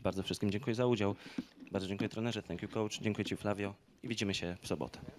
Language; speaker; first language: Polish; native; Polish